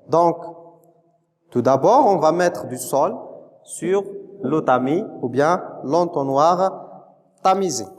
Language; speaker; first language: French; non-native, local second language; Arabic